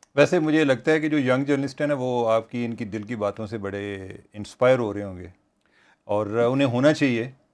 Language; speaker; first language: Urdu; non-native, local second language; Punjabi